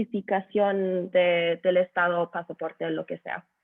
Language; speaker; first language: Spanish; early bilingual, heritage; Spanish